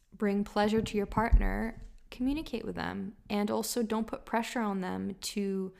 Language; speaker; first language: English; native; English